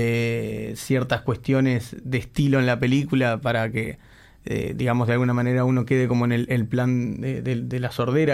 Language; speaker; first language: Spanish; native; Spanish